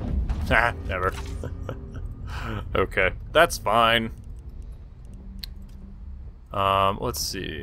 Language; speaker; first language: English; native; English